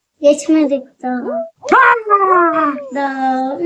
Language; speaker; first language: Turkish; native; Turkish